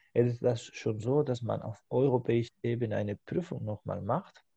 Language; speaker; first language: German; non-native, fluent; Spanish